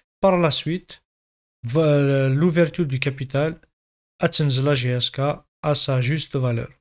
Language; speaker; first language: French; non-native, local second language; Kabyle